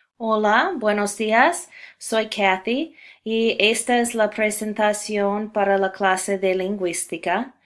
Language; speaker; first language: Spanish; non-native, fluent; English